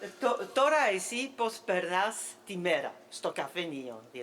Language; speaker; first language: Greek; non-native, learner; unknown